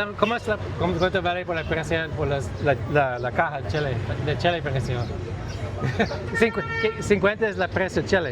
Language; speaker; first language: Spanish; non-native, learner; English